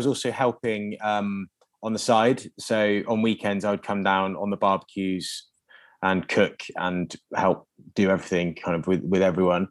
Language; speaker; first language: English; native; English